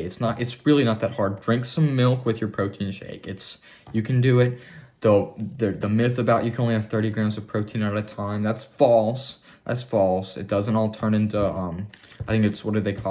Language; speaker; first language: English; native; English